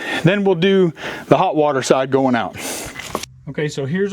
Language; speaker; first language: English; native; English